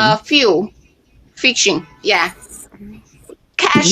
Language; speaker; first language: English; non-native, learner; Chinese